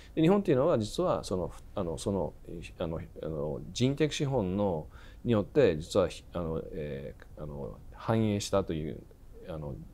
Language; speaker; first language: Japanese; early bilingual, other home language; English